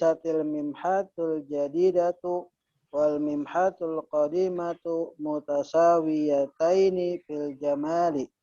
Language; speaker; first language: Arabic; non-native, learner; Indonesian